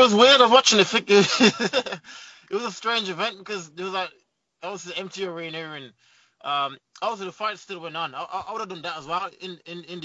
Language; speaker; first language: English; native; English